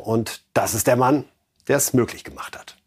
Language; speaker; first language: German; native; German